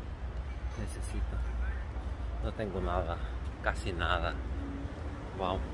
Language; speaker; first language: Spanish; non-native, learner; Korean